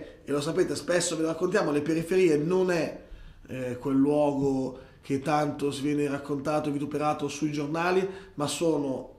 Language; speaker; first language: Italian; native; Italian